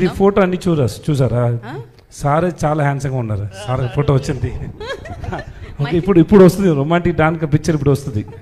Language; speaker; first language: Telugu; non-native, learner; Tamil